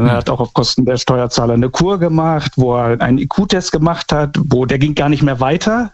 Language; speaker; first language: German; native; German